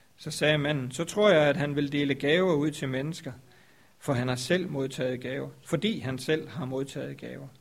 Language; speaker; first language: Danish; native; Danish